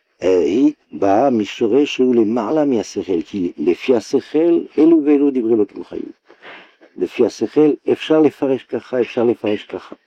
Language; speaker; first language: Hebrew; non-native, fluent; French